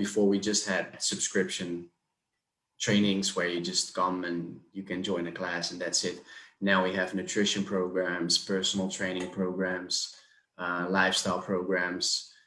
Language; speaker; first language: English; non-native, fluent; Dutch